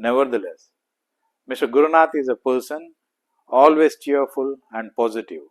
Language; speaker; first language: English; non-native, local second language; Kannada